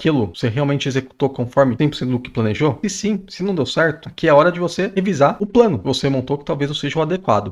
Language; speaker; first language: Portuguese; native; Portuguese